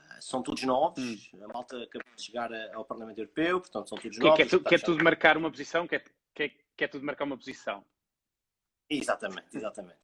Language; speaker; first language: Portuguese; native; Portuguese